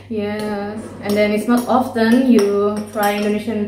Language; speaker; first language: English; non-native, learner; Indonesian